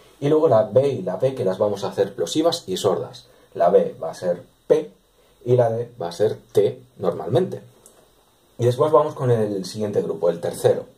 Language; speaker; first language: Spanish; native; Spanish